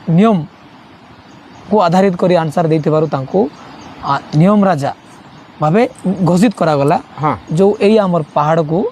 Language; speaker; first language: Odia; non-native, local second language; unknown